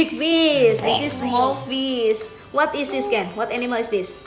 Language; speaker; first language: English; non-native, learner; Indonesian